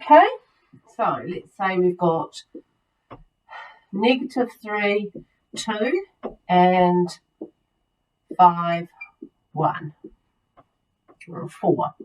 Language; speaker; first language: English; native; English